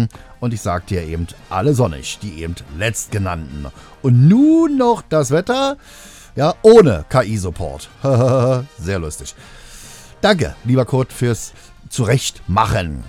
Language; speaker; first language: German; native; German